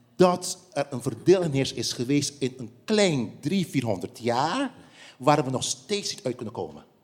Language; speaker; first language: Dutch; non-native, local second language; Papiamento